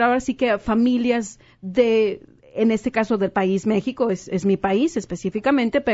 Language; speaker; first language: Spanish; native; Spanish